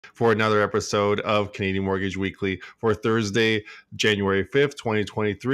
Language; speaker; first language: English; native; English